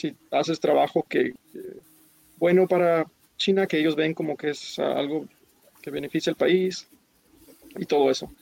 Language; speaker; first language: Spanish; early bilingual, heritage; English